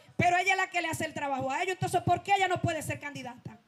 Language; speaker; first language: Spanish; native; Spanish